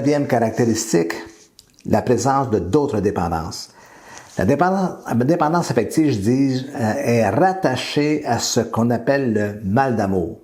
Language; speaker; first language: French; native; French